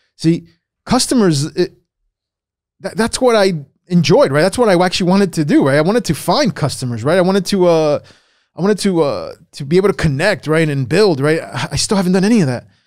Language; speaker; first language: English; early bilingual, other home language; Spanish